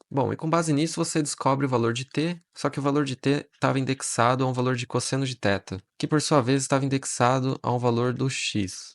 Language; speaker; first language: Portuguese; native; Portuguese